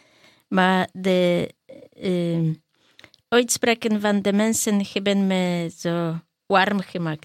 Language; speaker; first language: Dutch; non-native, learner; Polish